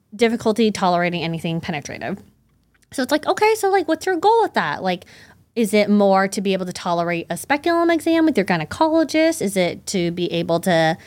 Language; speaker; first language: English; early bilingual, other home language; Chinese